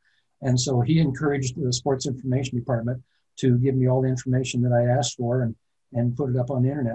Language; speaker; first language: English; native; English